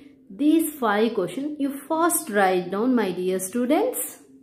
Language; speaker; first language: English; non-native, local second language; Telugu